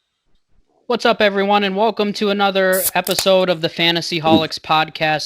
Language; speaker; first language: English; native; English